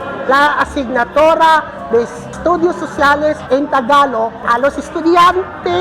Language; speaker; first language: Spanish; non-native, fluent; Filipino